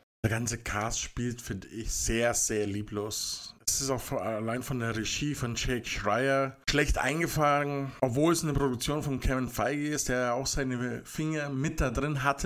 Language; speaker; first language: German; native; German